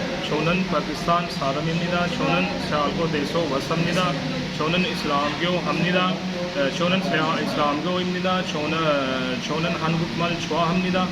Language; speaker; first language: Korean; non-native, learner; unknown